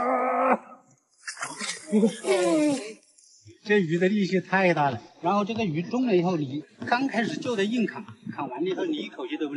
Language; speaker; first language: Chinese; native; Chinese